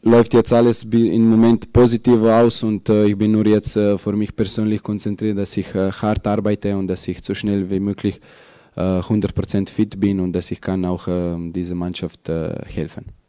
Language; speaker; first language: German; non-native, fluent; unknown